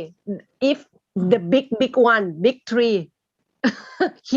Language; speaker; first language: English; non-native, learner; Thai